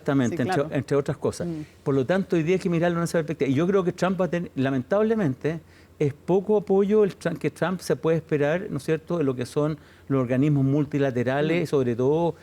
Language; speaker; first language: Spanish; native; Spanish